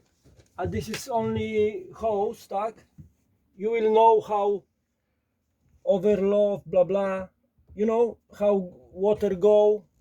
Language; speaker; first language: English; non-native, learner; Polish